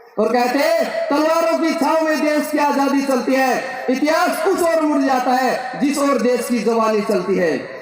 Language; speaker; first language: Hindi; native; Hindi